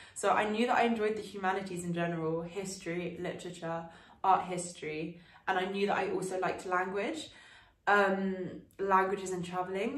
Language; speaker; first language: English; early bilingual, other home language; French